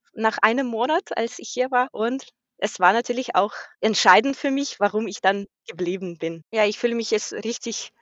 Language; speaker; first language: German; non-native, fluent; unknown